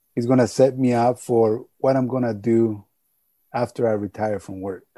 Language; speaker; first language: English; early bilingual, other home language; Spanish